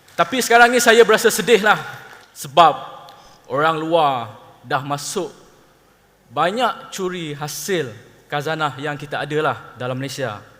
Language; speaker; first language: Malay; non-native, local second language; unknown